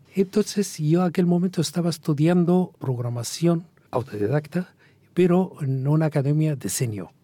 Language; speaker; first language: Spanish; non-native, fluent; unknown